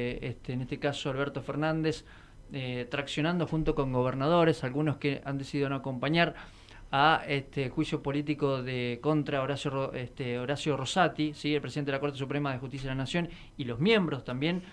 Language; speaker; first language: Spanish; native; Spanish